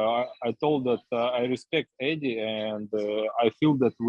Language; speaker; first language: English; non-native, learner; Russian